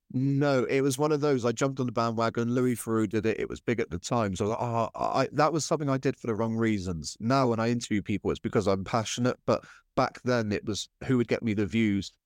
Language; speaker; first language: English; native; English